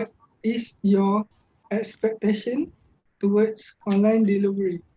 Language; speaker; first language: English; non-native, local second language; Malay